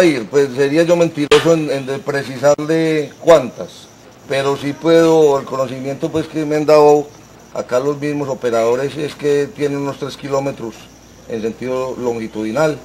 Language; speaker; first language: Spanish; native; Spanish